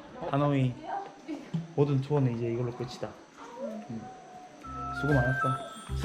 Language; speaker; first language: Korean; native; Korean